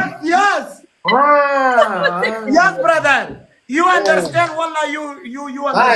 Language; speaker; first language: English; non-native, learner; Pashto